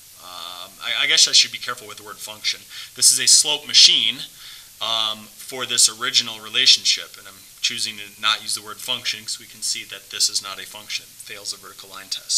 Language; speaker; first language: English; native; English